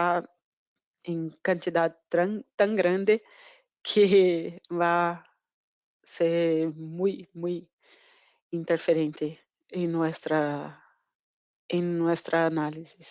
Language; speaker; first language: Spanish; non-native, fluent; Portuguese